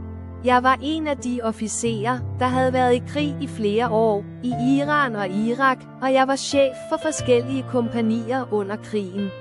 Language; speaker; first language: Danish; non-native, fluent; Persian